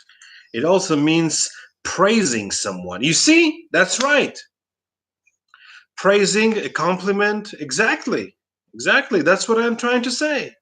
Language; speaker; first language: English; non-native, fluent; Russian